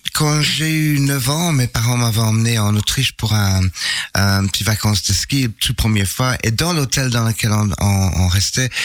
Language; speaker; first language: French; non-native, fluent; English